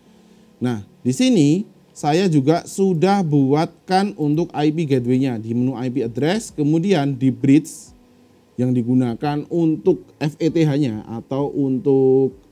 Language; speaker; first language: Indonesian; native; Indonesian